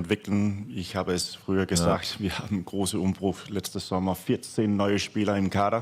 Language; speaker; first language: German; non-native, fluent; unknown